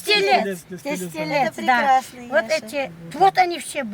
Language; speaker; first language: Russian; non-native, local second language; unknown